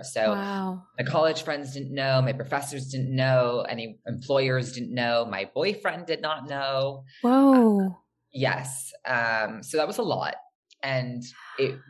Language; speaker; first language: English; native; English